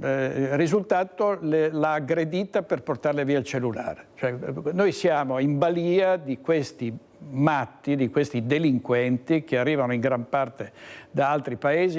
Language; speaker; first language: Italian; native; Italian